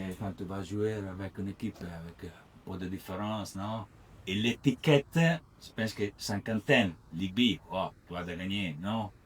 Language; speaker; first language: French; non-native, learner; Italian